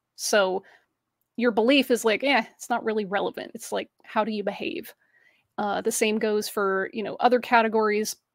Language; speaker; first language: English; native; English